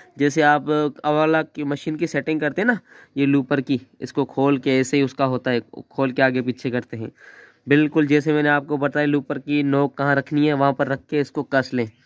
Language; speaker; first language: Urdu; non-native, local second language; Sindhi